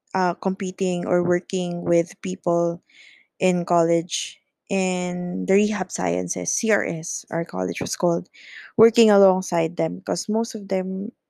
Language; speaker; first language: English; non-native, local second language; Filipino